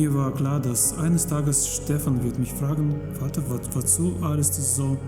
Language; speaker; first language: German; non-native, fluent; Russian